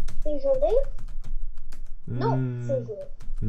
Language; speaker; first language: French; non-native, learner; Chinese